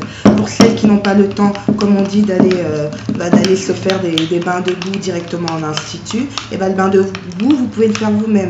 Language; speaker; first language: French; native; French